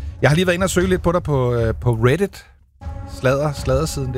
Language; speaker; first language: Danish; native; Danish